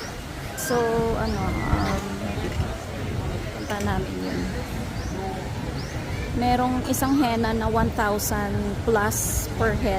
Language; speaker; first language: Filipino; non-native, local second language; Hiligaynon